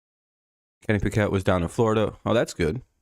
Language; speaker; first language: English; native; English